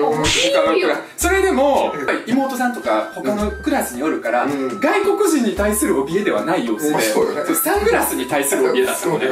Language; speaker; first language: Japanese; early bilingual, other home language; Russian